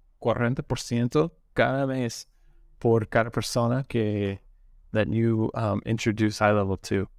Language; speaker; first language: Spanish; non-native, learner; English